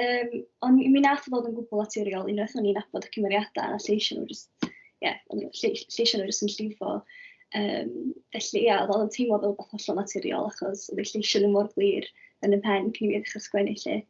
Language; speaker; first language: Welsh; native; Welsh